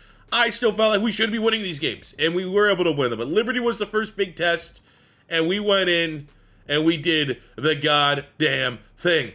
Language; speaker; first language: English; native; English